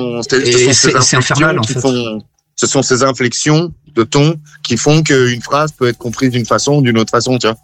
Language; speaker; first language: French; native; French